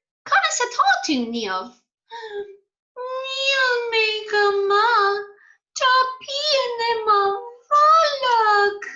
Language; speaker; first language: Irish; non-native, fluent; English